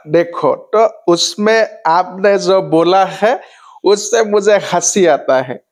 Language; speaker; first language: Hindi; non-native, local second language; Assamese